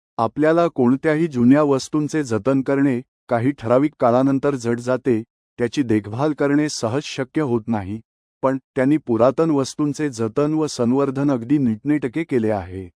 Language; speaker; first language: Marathi; native; Marathi